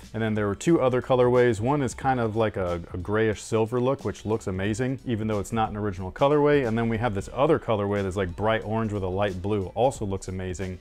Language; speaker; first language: English; native; English